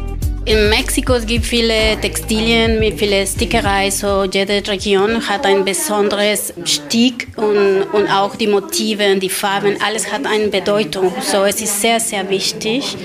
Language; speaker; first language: German; non-native, learner; Spanish